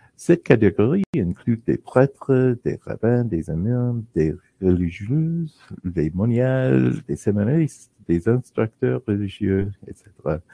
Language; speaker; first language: French; non-native, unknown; English